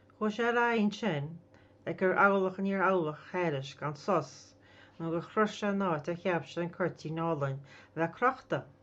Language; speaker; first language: Irish; native; Irish